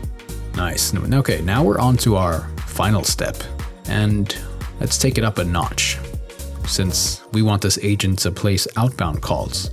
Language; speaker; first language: English; native; English